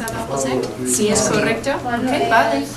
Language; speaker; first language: Spanish; non-native, fluent; English